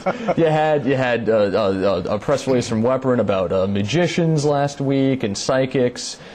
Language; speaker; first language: English; native; English